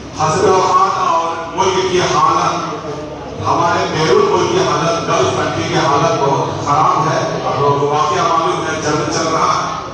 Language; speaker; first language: Urdu; native; Urdu